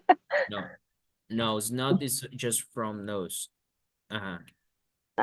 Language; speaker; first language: English; non-native, fluent; Spanish